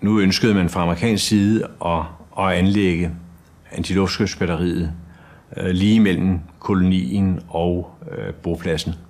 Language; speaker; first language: Danish; native; Danish